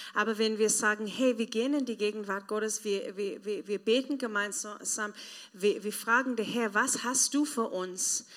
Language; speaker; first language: German; non-native, learner; English